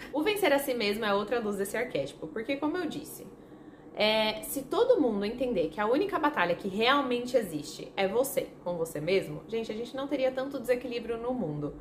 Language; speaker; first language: Portuguese; non-native, fluent; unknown